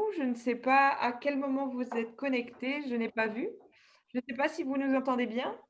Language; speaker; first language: French; native; French